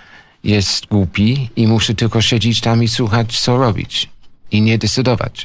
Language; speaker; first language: Polish; non-native, fluent; English